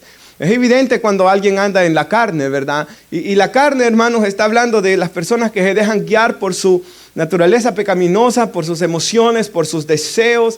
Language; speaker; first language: Spanish; native; Spanish